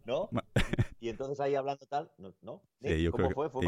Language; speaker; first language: Spanish; native; Spanish